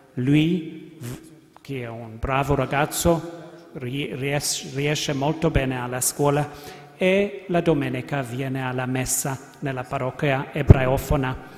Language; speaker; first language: Italian; non-native, learner; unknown